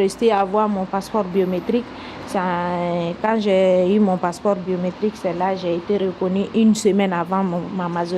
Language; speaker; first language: French; non-native, local second language; Mandingo